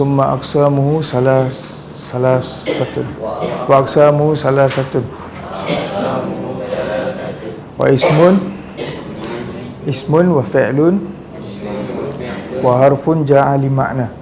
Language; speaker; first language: Arabic; non-native, learner; Malay